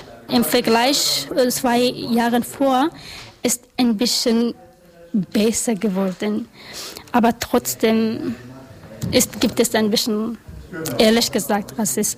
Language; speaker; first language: German; non-native, learner; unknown